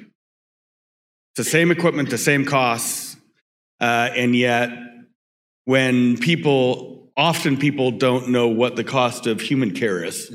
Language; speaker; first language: English; native; English